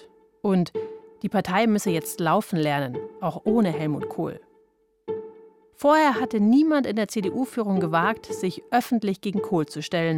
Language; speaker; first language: German; native; German